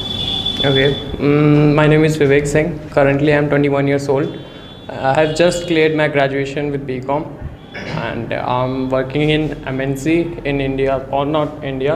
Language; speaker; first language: English; non-native, local second language; Hindi